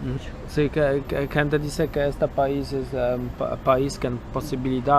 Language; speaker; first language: Spanish; non-native, learner; Polish